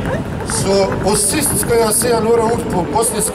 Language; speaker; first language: Swedish; non-native, fluent; Bosnian